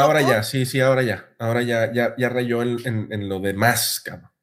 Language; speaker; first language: Spanish; native; Spanish